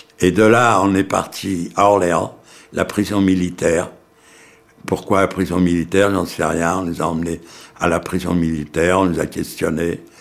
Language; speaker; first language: French; early bilingual, other home language; Yiddish